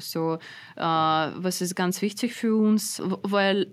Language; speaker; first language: German; non-native, fluent; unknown